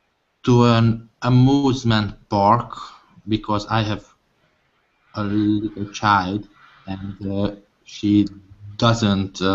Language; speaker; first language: English; non-native, learner; Hungarian